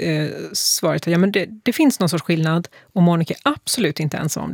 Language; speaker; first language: Swedish; native; Swedish